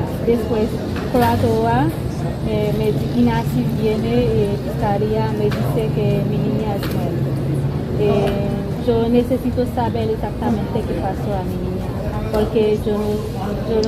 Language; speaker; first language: Spanish; non-native, learner; Haitian Creole